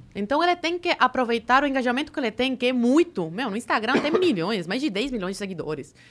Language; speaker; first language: Portuguese; early bilingual, other home language; Spanish